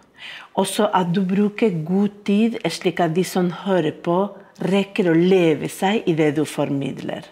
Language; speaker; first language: Norwegian; non-native, fluent; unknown